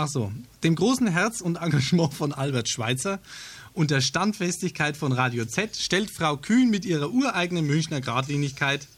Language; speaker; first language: German; native; German